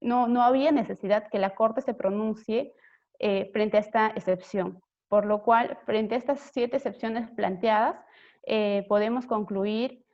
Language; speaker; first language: Spanish; native; Spanish